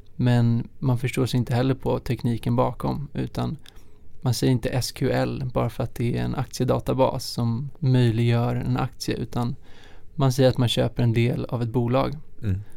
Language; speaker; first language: Swedish; native; Swedish